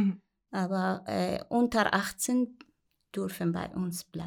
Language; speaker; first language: German; non-native, learner; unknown